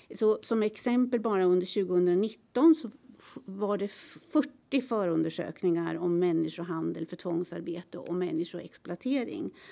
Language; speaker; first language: Swedish; native; Swedish